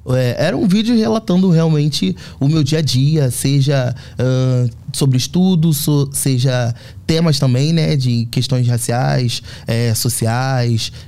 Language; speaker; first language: Portuguese; native; Portuguese